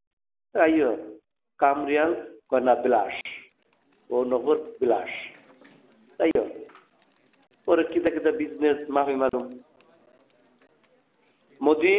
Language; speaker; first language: Arabic; non-native, learner; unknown